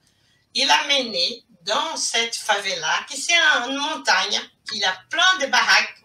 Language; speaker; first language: French; non-native, fluent; Portuguese